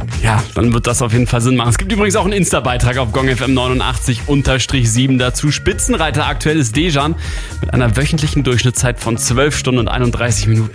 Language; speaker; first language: German; native; German